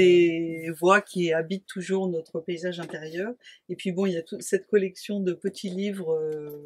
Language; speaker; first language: French; native; French